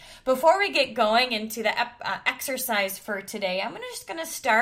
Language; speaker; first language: English; native; English